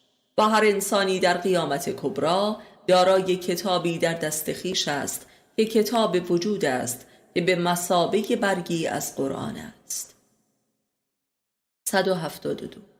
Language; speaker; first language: Persian; native; Persian